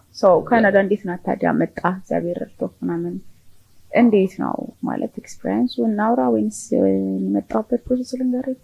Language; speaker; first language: Amharic; native; Amharic